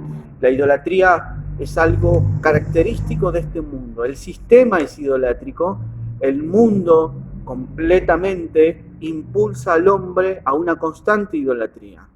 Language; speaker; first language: Spanish; native; Spanish